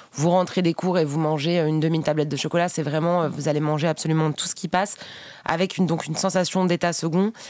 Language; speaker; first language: French; native; French